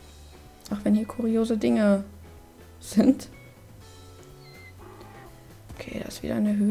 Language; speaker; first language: German; native; German